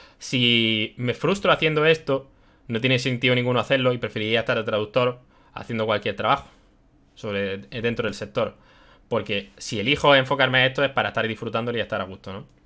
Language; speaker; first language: Spanish; early bilingual, other home language; German